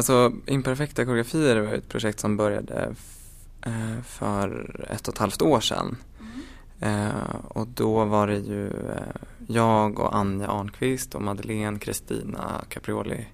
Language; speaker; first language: Swedish; native; Swedish